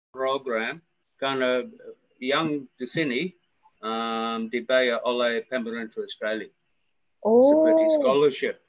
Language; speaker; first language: Indonesian; non-native, fluent; English